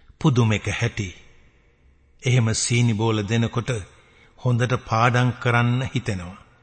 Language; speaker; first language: Sinhala; native; Sinhala